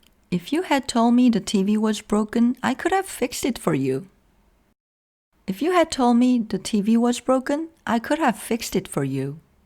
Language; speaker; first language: English; non-native, fluent; Korean